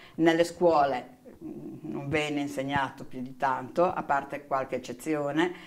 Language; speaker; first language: Italian; native; Italian